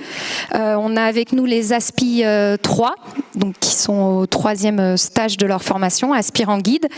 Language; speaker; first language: French; native; French